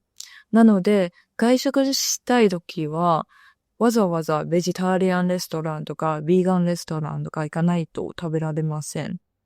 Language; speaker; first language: Japanese; non-native, fluent; Chinese